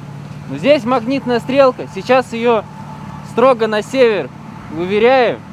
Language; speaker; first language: Russian; native; Russian